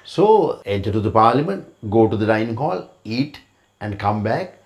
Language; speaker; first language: English; non-native, local second language; Sinhala